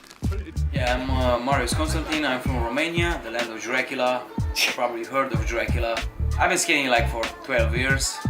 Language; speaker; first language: English; non-native, fluent; Romanian